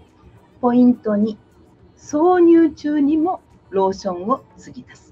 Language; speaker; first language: Japanese; native; Japanese